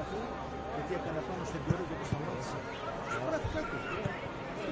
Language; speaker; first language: Greek; early bilingual, heritage; Greek